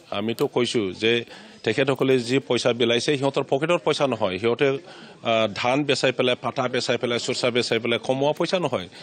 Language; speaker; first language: Assamese; non-native, local second language; Bodo